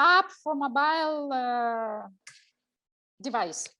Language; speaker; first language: English; non-native, learner; Russian